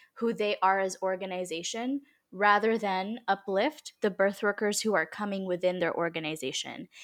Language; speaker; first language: English; early bilingual, other home language; Filipino